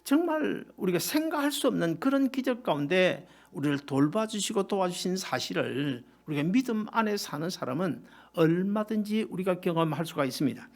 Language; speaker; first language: Korean; native; Korean